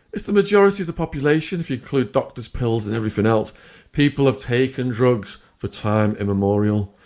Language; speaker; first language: English; native; English